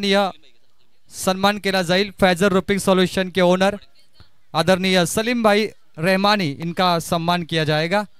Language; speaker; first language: Hindi; non-native, local second language; Marathi